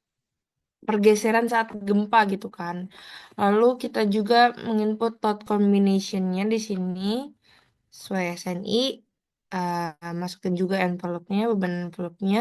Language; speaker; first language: Indonesian; native; Indonesian